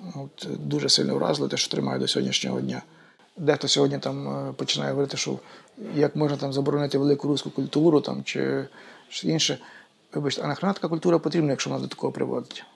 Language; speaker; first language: Ukrainian; native; Ukrainian